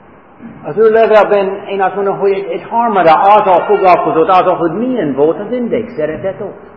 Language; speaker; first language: Hungarian; non-native, fluent; English